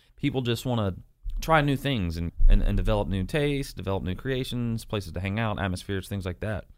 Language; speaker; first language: English; native; English